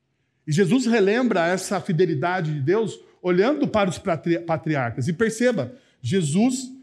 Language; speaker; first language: Portuguese; native; Portuguese